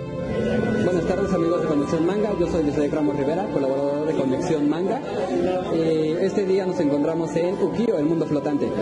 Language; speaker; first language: Spanish; native; Spanish